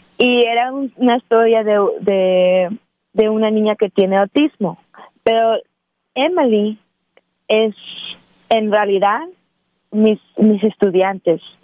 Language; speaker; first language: Spanish; early bilingual, heritage; Spanish